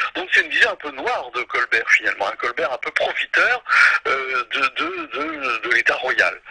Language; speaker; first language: French; native; French